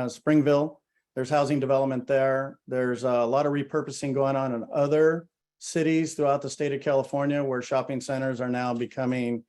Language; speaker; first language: English; native; English